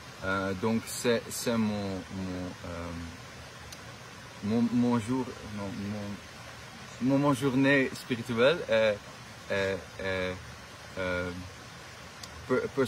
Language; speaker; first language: French; non-native, learner; Dutch